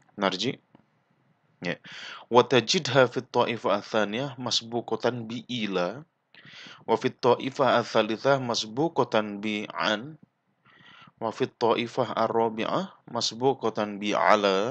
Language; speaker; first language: Arabic; non-native, fluent; Malay